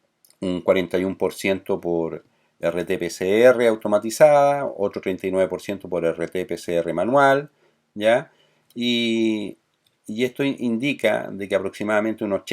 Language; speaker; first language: Spanish; native; Spanish